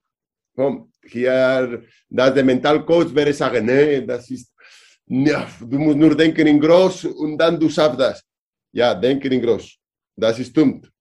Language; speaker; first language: German; non-native, learner; Spanish